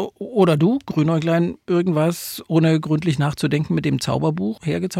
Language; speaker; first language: German; native; German